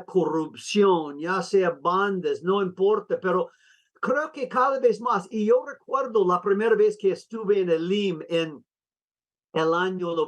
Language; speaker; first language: Spanish; non-native, fluent; English